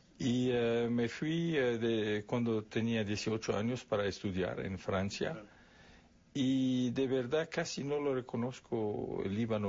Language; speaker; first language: Spanish; non-native, fluent; Arabic